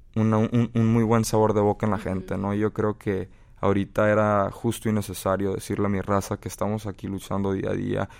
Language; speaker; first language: Spanish; native; Spanish